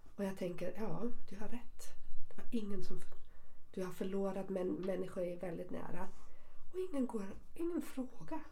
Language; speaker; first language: Swedish; early bilingual, other home language; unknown